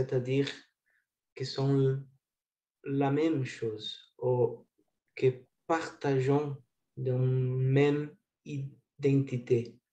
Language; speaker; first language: French; non-native, learner; Portuguese